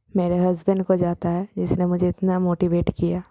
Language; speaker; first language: Hindi; non-native, local second language; Santali